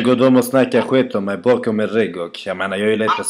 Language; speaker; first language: Swedish; native; Swedish